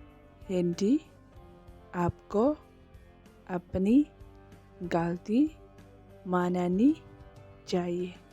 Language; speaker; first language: Hindi; non-native, learner; Khasi